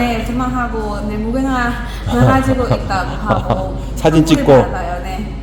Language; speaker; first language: Korean; non-native, learner; Burmese